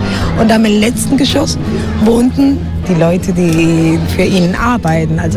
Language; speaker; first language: German; non-native, fluent; Spanish